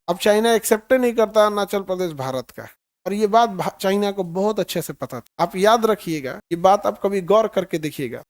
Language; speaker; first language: Hindi; native; Hindi